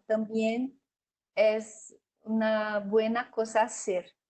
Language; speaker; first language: Spanish; non-native, learner; Portuguese